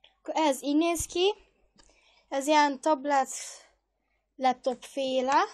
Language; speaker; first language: Hungarian; early bilingual, heritage; Hungarian